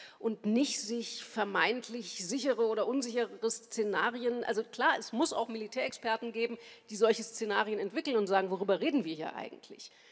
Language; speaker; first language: German; native; German